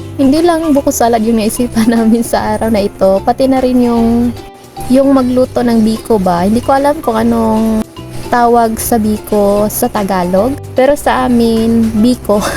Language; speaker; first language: Filipino; non-native, local second language; Cebuano